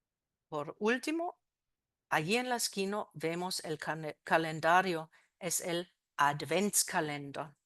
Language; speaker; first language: Spanish; non-native, fluent; German